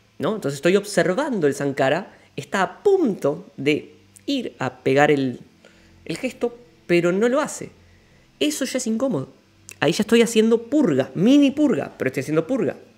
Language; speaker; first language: Spanish; native; Spanish